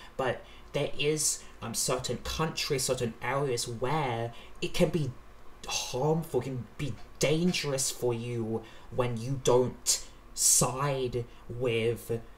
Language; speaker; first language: English; native; English